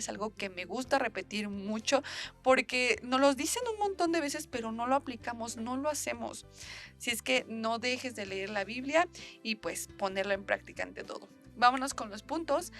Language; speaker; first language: Spanish; native; Spanish